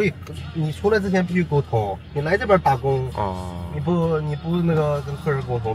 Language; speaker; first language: Chinese; native; Chinese